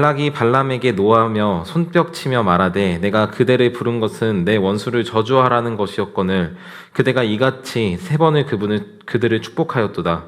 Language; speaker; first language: Korean; native; Korean